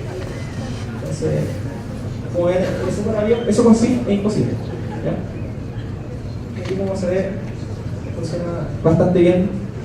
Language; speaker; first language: Spanish; native; Spanish